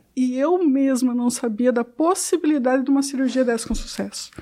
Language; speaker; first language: Portuguese; native; Portuguese